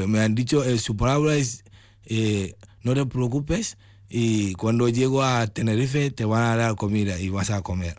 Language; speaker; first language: Spanish; non-native, learner; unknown